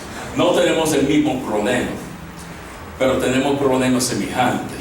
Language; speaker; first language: Spanish; non-native, fluent; English